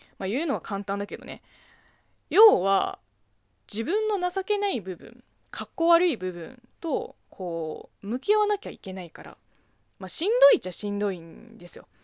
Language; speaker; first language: Japanese; non-native, fluent; Chinese